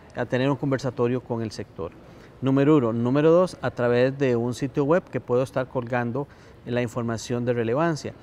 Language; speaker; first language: Spanish; native; Spanish